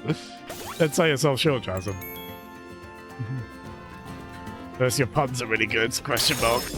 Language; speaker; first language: English; native; English